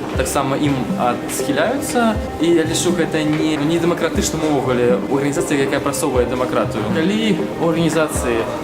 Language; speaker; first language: Belarusian; non-native, local second language; Russian